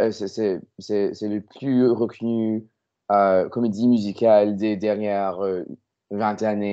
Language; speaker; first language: French; non-native, learner; English